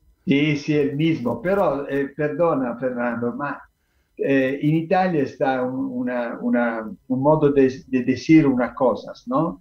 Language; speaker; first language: Spanish; non-native, fluent; Italian